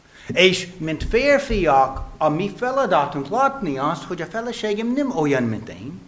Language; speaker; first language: Hungarian; non-native, fluent; English